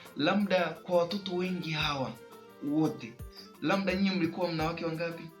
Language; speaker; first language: Swahili; native; Swahili